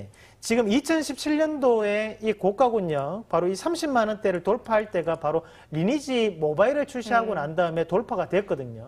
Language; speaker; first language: Korean; native; Korean